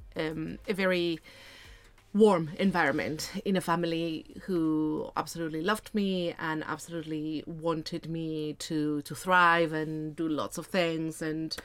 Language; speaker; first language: English; non-native, fluent; Spanish